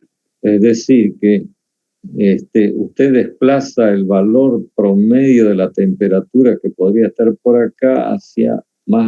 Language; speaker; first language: Spanish; native; Spanish